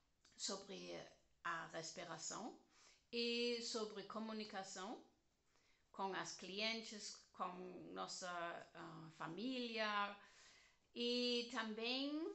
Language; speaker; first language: Portuguese; non-native, learner; German